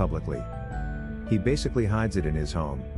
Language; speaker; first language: English; native; English